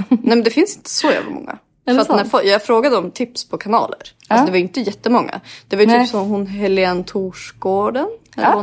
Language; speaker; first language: Swedish; native; Swedish